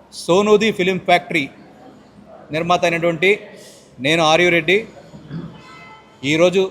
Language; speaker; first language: Telugu; native; Telugu